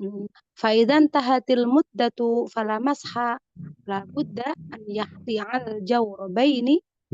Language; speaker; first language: Arabic; non-native, learner; Indonesian